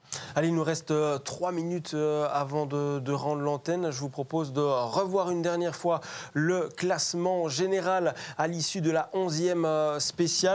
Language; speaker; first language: French; native; French